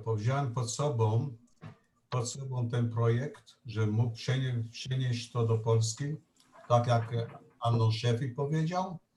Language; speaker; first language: Polish; non-native, learner; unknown